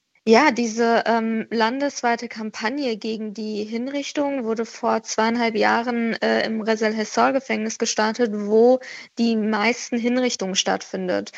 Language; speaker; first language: German; early bilingual, other home language; Persian